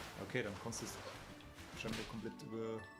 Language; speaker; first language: German; native; German